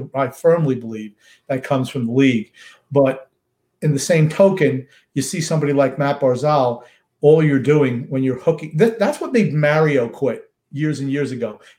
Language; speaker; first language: English; native; English